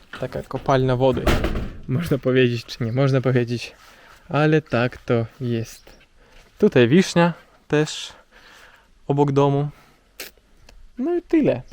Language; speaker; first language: Polish; non-native, learner; Russian